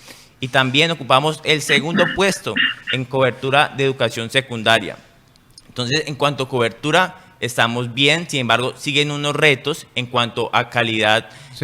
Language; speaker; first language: Spanish; native; Spanish